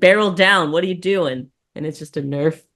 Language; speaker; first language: English; native; English